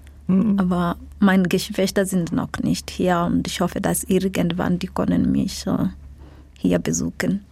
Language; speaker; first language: German; non-native, fluent; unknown